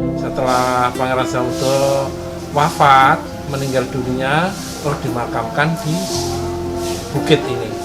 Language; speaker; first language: Indonesian; non-native, local second language; Javanese